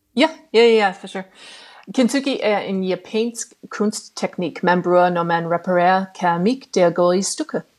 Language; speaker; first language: Danish; non-native, fluent; English